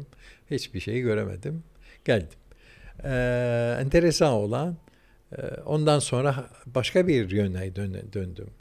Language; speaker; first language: Turkish; early bilingual, heritage; Turkish